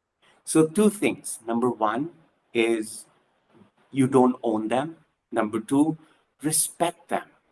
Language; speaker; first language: English; non-native, local second language; Punjabi